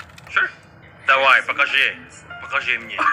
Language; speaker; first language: Russian; non-native, learner; Indonesian